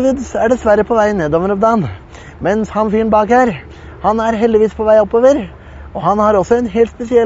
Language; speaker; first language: Norwegian; native; Norwegian